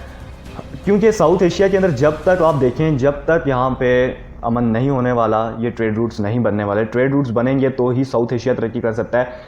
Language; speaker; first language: Urdu; non-native, local second language; Punjabi